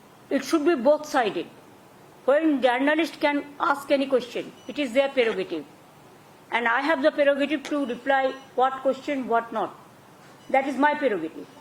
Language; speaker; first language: English; non-native, local second language; Bangla